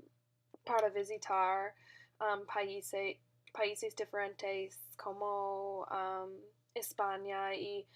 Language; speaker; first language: Spanish; non-native, learner; English